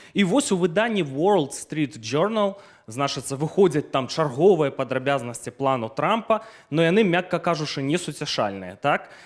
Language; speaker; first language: Belarusian; native; Belarusian